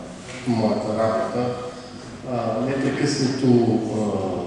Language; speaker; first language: Bulgarian; non-native, fluent; French